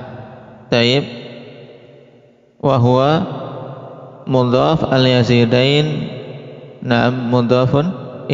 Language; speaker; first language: Arabic; non-native, fluent; Indonesian